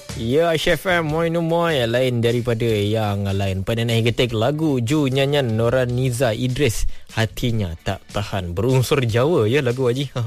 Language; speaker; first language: Malay; non-native, local second language; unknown